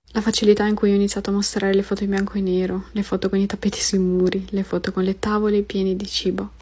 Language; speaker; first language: Italian; early bilingual, other home language; Romanian